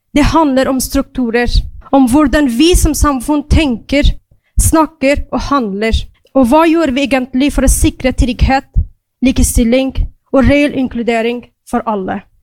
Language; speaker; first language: Norwegian; non-native, fluent; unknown